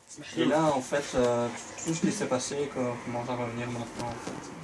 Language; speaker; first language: French; native; French